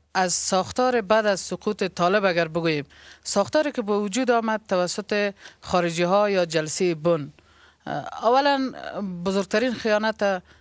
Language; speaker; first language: Persian; native; Persian